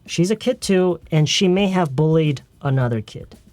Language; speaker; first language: English; non-native, fluent; Korean